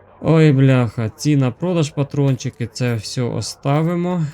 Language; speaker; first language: Ukrainian; native; Ukrainian